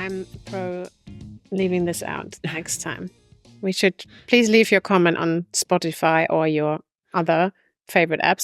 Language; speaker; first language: English; non-native, fluent; German